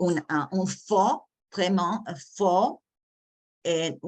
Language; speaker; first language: French; non-native, learner; English